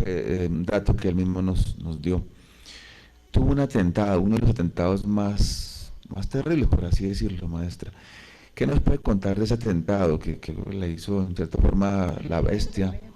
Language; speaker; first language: Spanish; native; Spanish